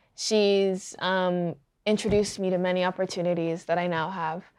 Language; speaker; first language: English; early bilingual, other home language; Yoruba